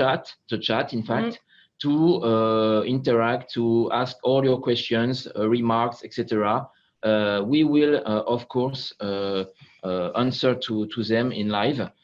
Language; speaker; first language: English; non-native, fluent; French